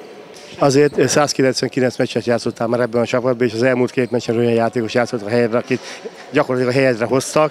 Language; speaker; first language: Hungarian; native; Hungarian